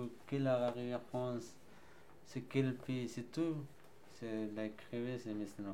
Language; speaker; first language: French; non-native, learner; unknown